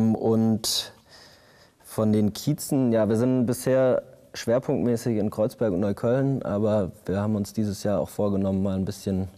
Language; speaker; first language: German; native; German